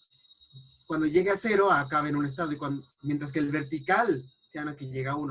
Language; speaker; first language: Spanish; native; Spanish